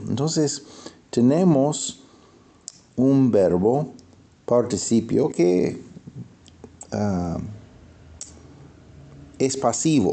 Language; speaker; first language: Spanish; non-native, fluent; English